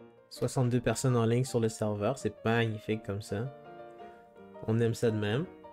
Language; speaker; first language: French; native; French